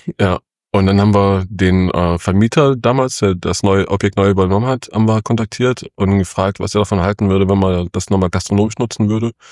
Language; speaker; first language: German; early bilingual, other home language; Kurdish